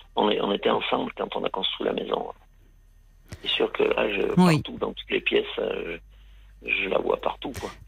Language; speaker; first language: French; native; French